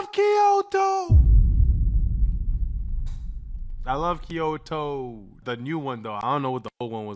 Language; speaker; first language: English; native; English